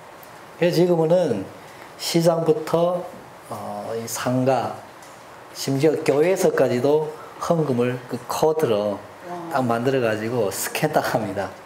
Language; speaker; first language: Korean; early bilingual, heritage; Korean